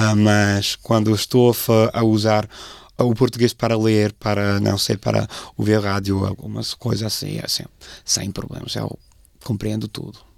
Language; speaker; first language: Portuguese; non-native, fluent; English